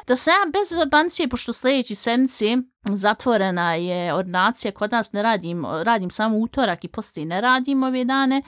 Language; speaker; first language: Bosnian; early bilingual, heritage; Bosnian